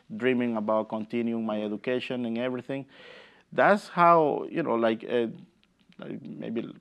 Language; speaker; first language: English; non-native, fluent; Spanish